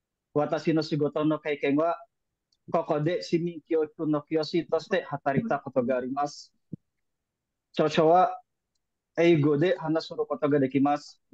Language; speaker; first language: Japanese; non-native, learner; Indonesian